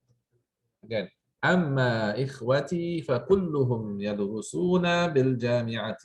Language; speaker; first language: Arabic; non-native, fluent; English